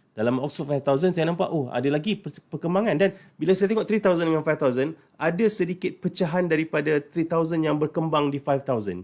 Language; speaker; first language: Malay; native; Malay